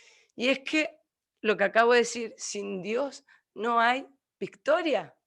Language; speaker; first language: Spanish; native; Spanish